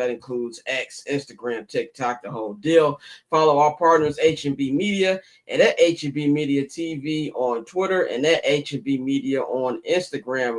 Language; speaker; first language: English; native; English